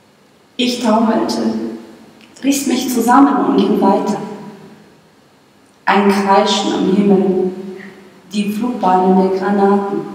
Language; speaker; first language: German; non-native, fluent; Bosnian